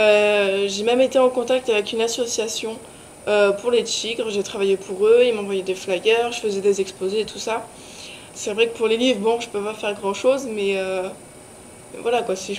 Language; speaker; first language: French; native; French